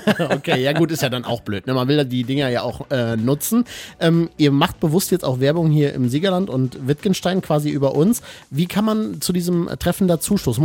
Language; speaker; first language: German; native; German